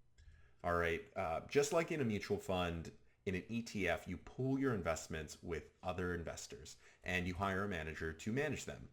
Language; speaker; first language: English; native; English